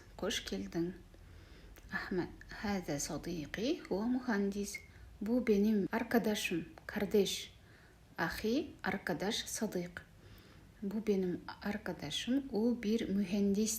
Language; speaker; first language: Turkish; non-native, learner; Kazakh